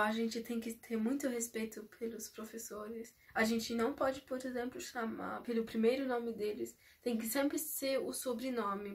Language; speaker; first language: Portuguese; early bilingual, heritage; Portuguese